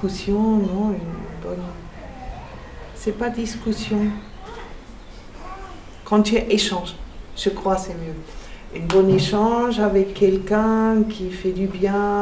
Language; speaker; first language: French; non-native, fluent; German